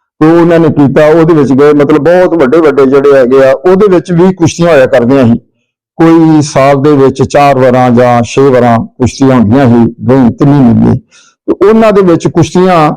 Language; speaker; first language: Punjabi; native; Punjabi